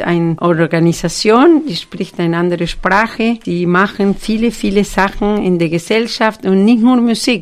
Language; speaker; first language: German; non-native, fluent; Spanish